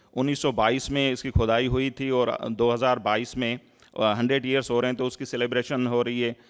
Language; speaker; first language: Urdu; non-native, local second language; Sindhi